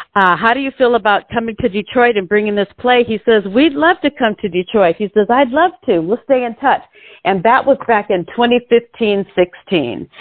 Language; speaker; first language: English; native; English